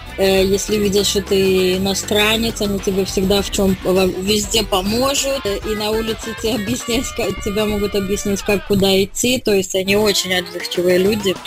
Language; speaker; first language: Russian; native; Russian